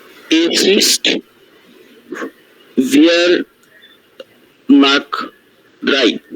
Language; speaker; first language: German; non-native, learner; Bangla